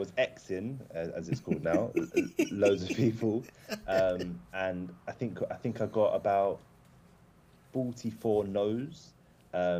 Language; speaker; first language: English; native; English